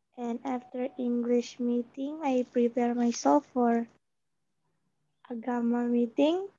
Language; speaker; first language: English; non-native, learner; Indonesian